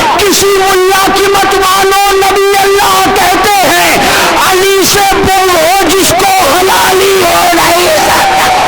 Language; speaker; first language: Urdu; native; Urdu